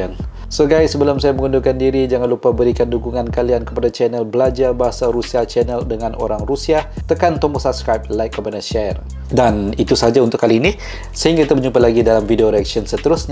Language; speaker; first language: Indonesian; non-native, local second language; Malay